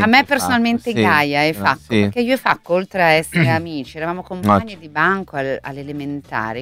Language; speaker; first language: Italian; native; Italian